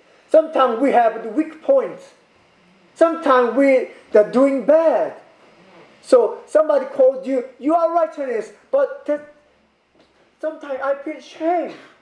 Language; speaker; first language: English; non-native, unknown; Korean